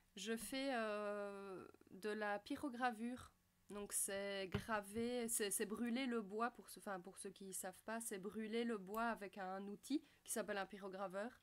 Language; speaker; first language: French; native; French